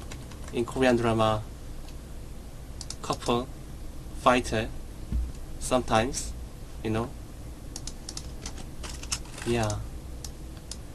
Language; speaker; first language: English; non-native, learner; Korean